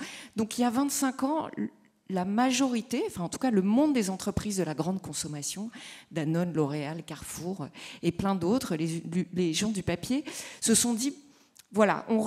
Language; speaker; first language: French; native; French